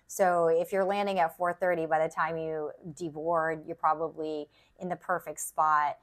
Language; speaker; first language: English; native; English